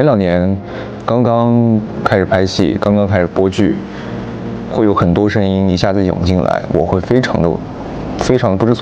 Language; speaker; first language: Chinese; native; Chinese